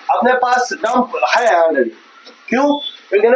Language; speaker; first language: Hindi; non-native, local second language; Kannada